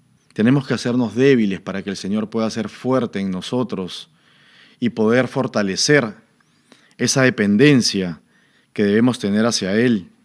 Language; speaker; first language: Spanish; native; Spanish